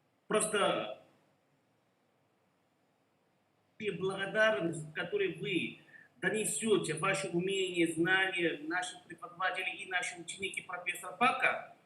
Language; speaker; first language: Russian; non-native, learner; Korean